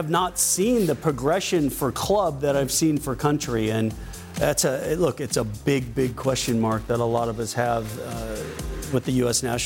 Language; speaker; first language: English; native; English